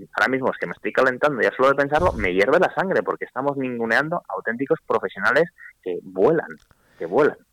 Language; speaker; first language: Spanish; native; Spanish